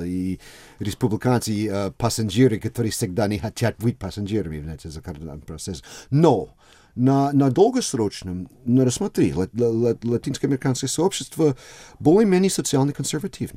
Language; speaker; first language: Russian; non-native, fluent; English